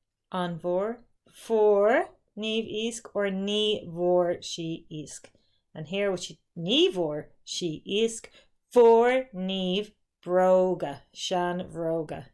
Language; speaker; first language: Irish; non-native, fluent; English